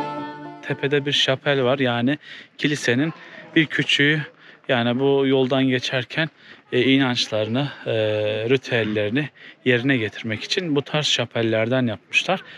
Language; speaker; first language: Turkish; native; Turkish